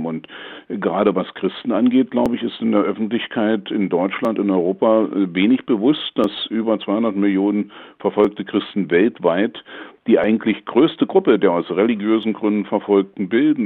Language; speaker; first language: German; native; German